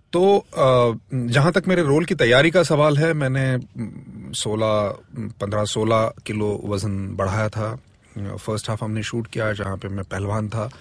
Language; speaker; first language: Hindi; non-native, local second language; Marathi